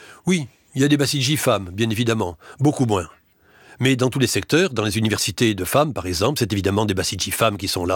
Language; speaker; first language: French; native; French